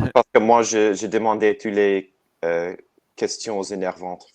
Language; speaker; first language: French; non-native, learner; English